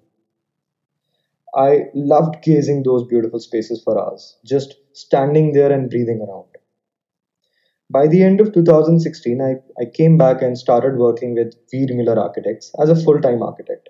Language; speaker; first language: English; non-native, local second language; Hindi